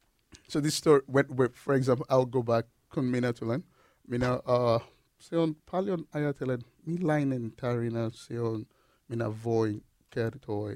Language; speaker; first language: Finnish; non-native, learner; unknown